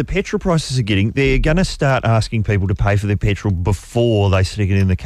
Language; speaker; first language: English; native; English